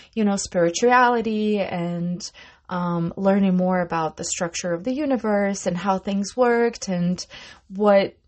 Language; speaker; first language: English; non-native, fluent; Russian